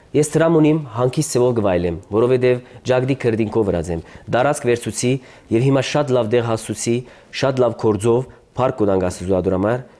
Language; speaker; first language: Armenian; early bilingual, heritage; Armenian